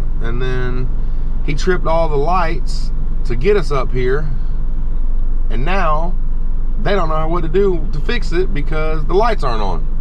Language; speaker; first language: English; native; English